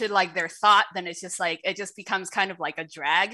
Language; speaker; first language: English; early bilingual, other home language; Wu Chinese